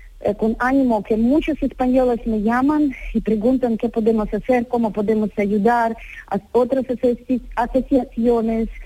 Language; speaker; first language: Spanish; non-native, learner; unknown